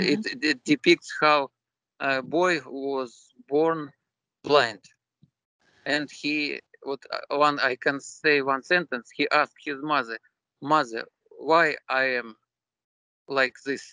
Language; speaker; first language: English; non-native, learner; Russian